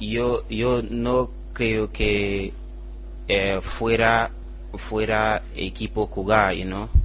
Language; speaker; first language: Spanish; non-native, learner; English